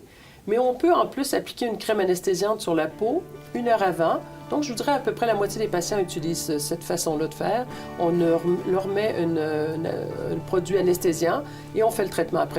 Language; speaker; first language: French; native; French